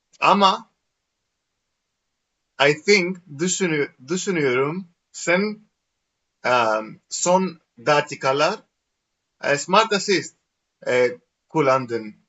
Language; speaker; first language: Turkish; non-native, learner; Greek